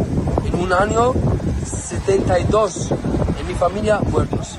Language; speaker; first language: Spanish; non-native, learner; Arabic